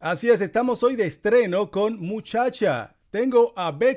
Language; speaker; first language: Spanish; native; Spanish